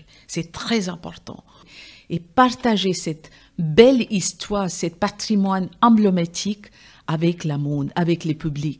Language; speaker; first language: French; non-native, fluent; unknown